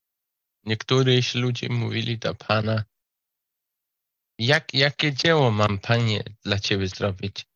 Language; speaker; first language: Polish; non-native, learner; Slovak